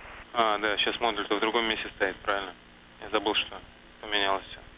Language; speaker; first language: Russian; native; Russian